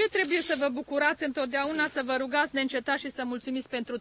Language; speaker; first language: Romanian; native; Romanian